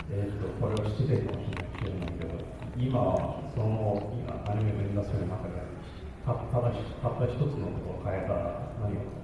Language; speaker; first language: Japanese; non-native, fluent; English